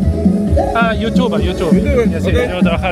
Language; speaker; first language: Spanish; non-native, learner; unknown